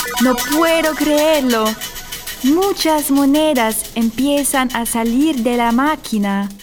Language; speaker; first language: Spanish; non-native, fluent; German